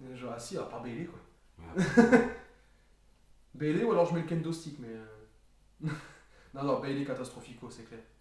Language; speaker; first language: French; native; French